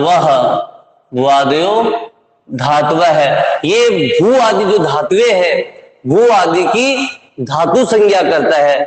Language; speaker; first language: Hindi; native; Hindi